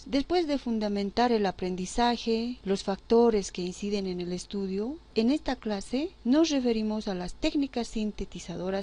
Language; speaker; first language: Spanish; native; Spanish